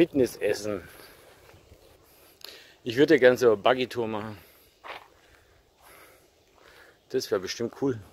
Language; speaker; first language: German; native; German